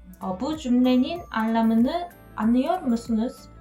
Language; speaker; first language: Turkish; non-native, learner; Korean